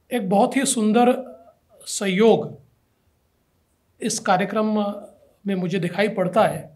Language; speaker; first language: Hindi; non-native, local second language; Marathi